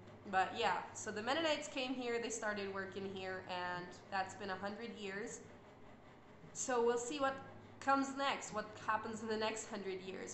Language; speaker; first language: English; early bilingual, other home language; Plautdietsch